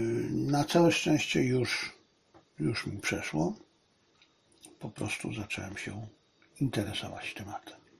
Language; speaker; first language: Polish; native; Polish